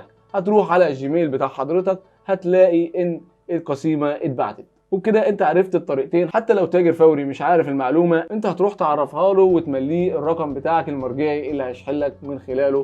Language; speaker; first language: Arabic; native; Arabic